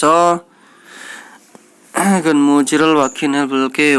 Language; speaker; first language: Korean; non-native, learner; Indonesian